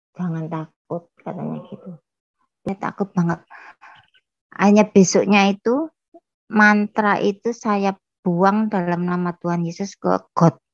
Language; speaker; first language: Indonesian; native; Indonesian